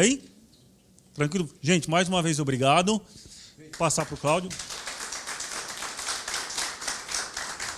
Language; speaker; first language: Portuguese; native; Portuguese